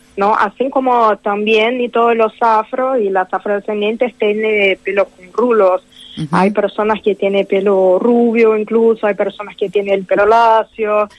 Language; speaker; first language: Spanish; non-native, fluent; Portuguese